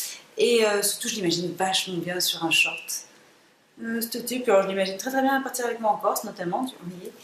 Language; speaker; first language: French; native; French